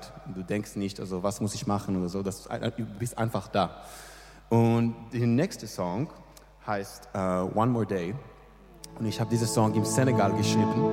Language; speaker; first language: German; non-native, learner; English